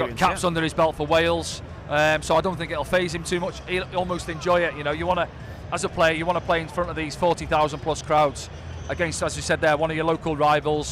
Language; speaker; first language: English; native; English